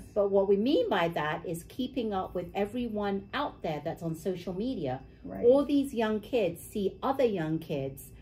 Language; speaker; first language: English; native; English